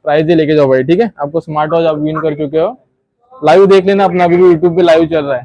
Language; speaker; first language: Hindi; non-native, local second language; Marathi